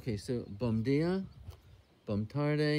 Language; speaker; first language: Portuguese; non-native, learner; English